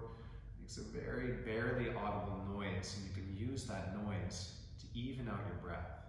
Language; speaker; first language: English; native; English